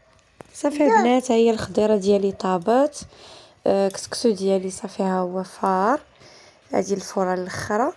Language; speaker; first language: Arabic; native; Arabic